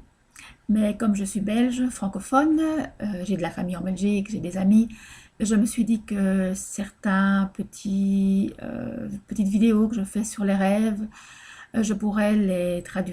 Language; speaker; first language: French; native; French